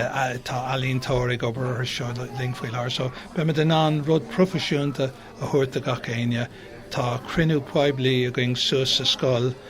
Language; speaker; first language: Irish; non-native, local second language; English